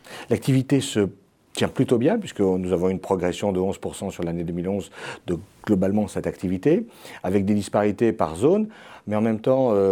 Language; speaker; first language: French; native; French